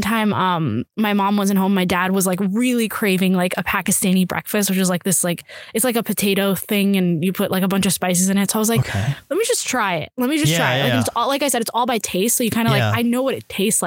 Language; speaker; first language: English; early bilingual, other home language; Urdu